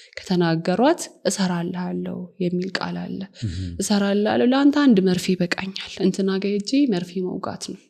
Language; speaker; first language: Amharic; native; Amharic